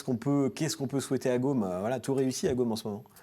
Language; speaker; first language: French; native; French